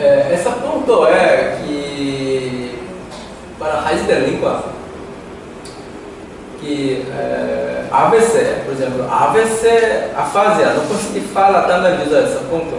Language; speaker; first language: Portuguese; non-native, learner; Korean